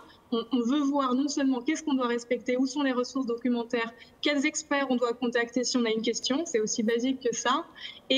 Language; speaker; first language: French; native; French